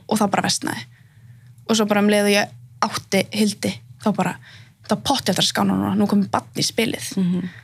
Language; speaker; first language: Icelandic; native; Icelandic